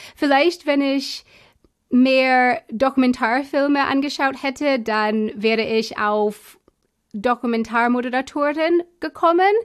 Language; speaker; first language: German; non-native, fluent; English